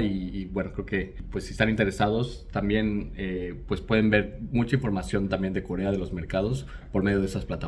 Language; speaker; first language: Spanish; native; Spanish